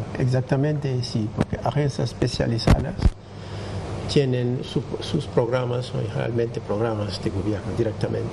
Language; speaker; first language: Spanish; non-native, fluent; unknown